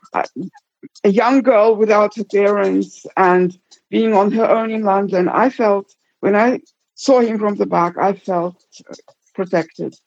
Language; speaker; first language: English; non-native, fluent; German